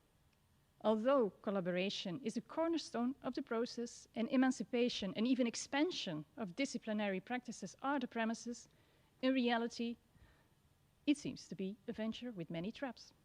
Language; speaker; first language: English; non-native, fluent; Dutch